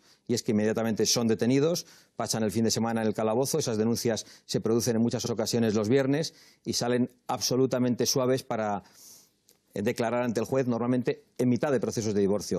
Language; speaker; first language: Spanish; native; Spanish